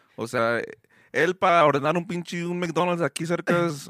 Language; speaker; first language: Spanish; early bilingual, heritage; Spanish